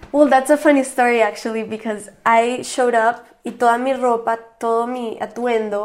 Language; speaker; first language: English; early bilingual, other home language; Spanish